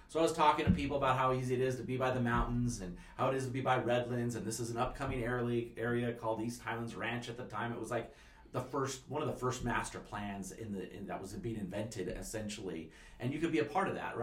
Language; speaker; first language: English; native; English